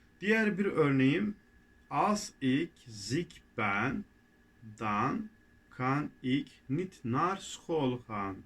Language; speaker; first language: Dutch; non-native, fluent; Turkish